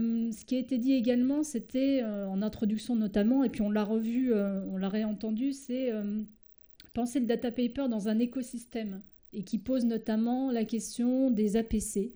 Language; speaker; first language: French; native; French